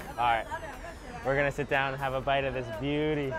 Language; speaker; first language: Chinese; non-native, learner; English